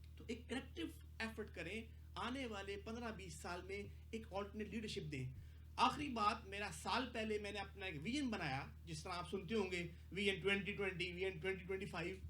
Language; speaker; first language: Urdu; native; Urdu